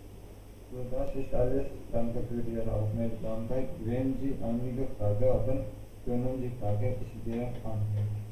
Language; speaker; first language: German; non-native, learner; Hindi